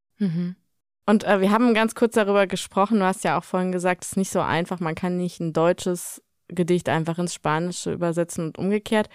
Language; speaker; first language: German; native; German